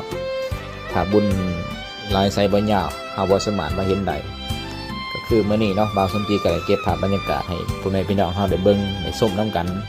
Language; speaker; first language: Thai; non-native, local second language; Lao